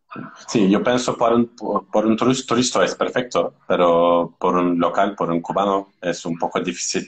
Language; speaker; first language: Spanish; non-native, learner; Turkish